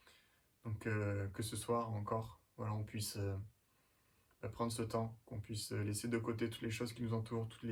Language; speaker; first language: French; native; French